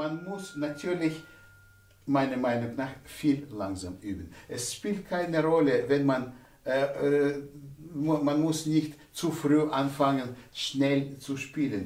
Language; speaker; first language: German; non-native, fluent; Russian